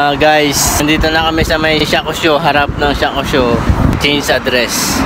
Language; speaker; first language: Filipino; native; Filipino